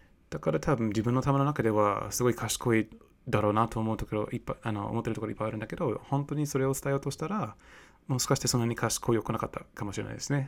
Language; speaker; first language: Japanese; non-native, fluent; English